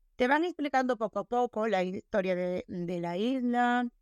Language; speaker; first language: Spanish; non-native, local second language; Galician